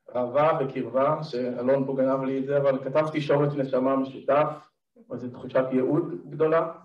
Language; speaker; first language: Hebrew; native; Hebrew